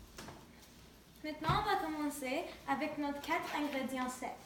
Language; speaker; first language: French; non-native, local second language; English